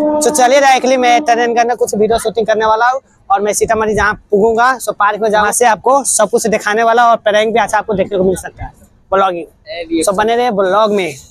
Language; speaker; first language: Hindi; native; Hindi